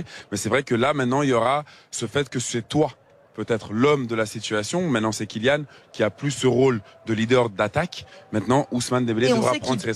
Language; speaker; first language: French; native; French